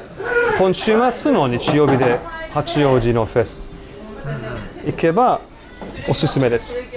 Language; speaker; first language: Japanese; non-native, learner; English